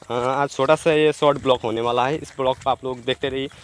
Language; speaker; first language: Hindi; non-native, local second language; Nepali